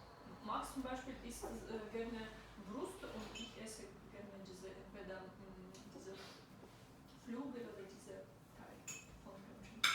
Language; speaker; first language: German; non-native, learner; Russian